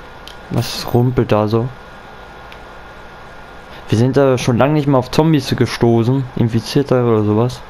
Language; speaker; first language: German; native; German